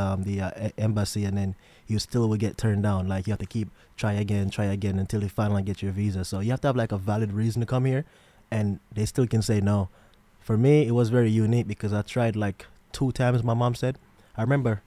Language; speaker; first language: English; non-native, local second language; Jamaican Creole English